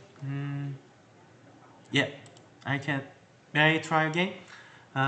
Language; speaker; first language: English; non-native, learner; Korean